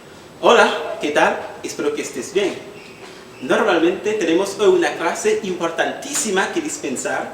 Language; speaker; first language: Spanish; non-native, fluent; Haitian Creole